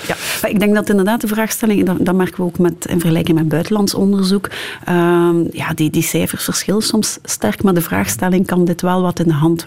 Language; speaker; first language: Dutch; native; Dutch